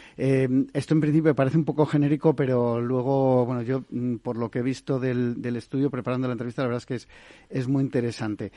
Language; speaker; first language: Spanish; native; Spanish